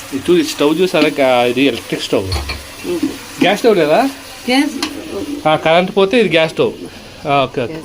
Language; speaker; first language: Telugu; native; Telugu